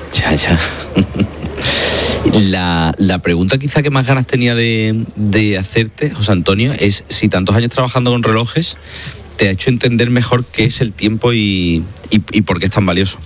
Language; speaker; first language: Spanish; native; Spanish